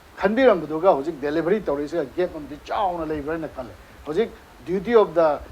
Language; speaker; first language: Manipuri; native; Manipuri